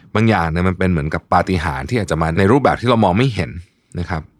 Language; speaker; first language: Thai; native; Thai